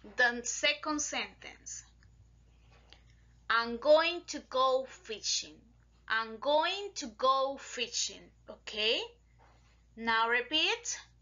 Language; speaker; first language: English; non-native, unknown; Spanish